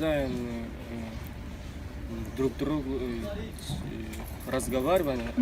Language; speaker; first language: Russian; non-native, learner; Korean